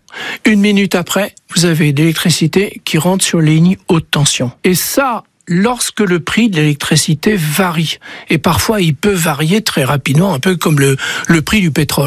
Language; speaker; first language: French; native; French